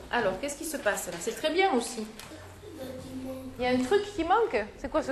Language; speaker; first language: French; native; French